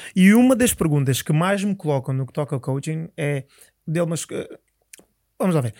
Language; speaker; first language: Portuguese; early bilingual, other home language; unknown